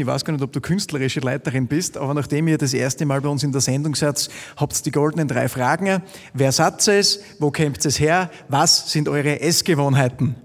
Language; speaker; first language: German; native; German